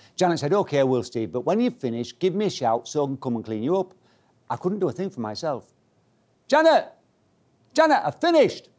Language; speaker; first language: English; native; English